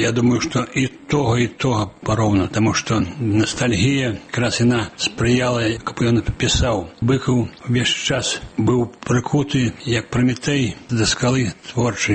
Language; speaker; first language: Belarusian; native; Belarusian